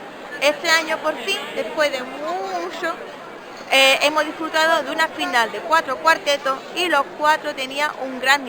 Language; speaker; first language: Spanish; native; Spanish